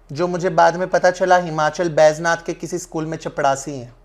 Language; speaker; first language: Hindi; non-native, local second language; Punjabi